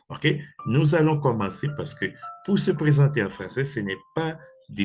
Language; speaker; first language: French; non-native, fluent; Spanish